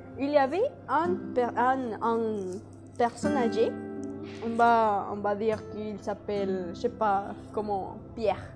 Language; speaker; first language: French; non-native, learner; Spanish